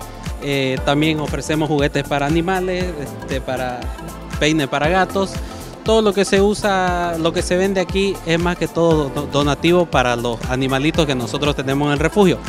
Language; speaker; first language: Spanish; native; Spanish